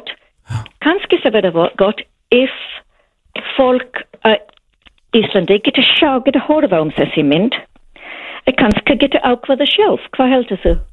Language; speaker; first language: Icelandic; non-native, learner; English